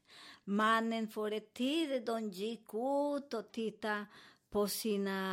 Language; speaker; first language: Swedish; non-native, learner; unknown